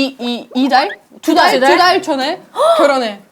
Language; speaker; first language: Korean; non-native, fluent; Russian